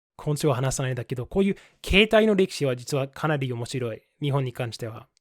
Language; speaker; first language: Japanese; non-native, fluent; English